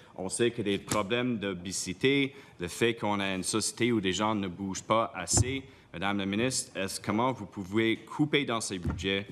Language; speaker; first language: French; non-native, local second language; English